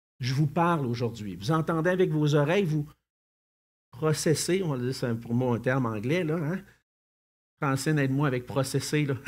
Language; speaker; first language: French; native; French